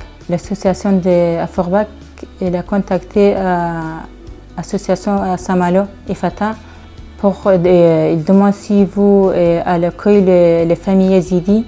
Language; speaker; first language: French; non-native, learner; Kurdish